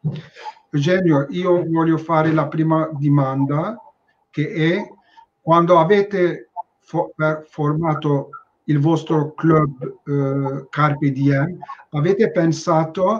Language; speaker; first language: Italian; non-native, learner; Turkish